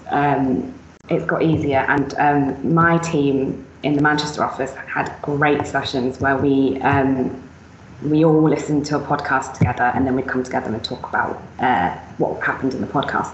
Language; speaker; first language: English; native; English